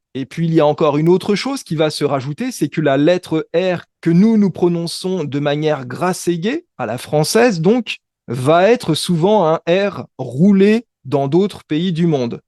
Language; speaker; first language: French; native; French